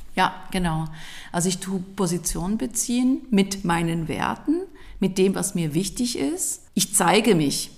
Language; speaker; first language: German; native; German